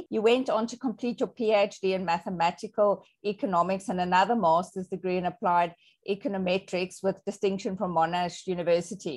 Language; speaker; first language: English; native; English